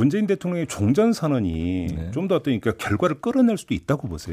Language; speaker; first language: Korean; native; Korean